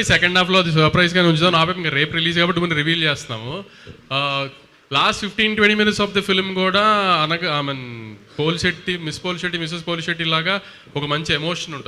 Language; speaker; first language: Telugu; native; Telugu